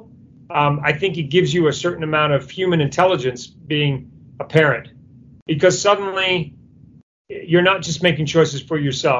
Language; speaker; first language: English; native; English